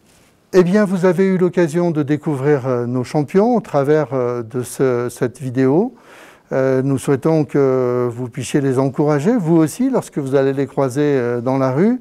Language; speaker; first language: French; native; French